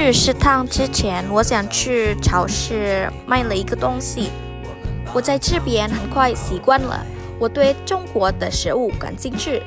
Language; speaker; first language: Chinese; non-native, learner; Indonesian